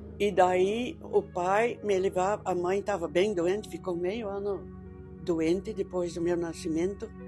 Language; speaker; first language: Portuguese; early bilingual, other home language; Dutch